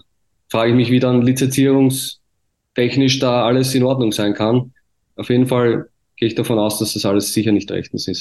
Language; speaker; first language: German; native; German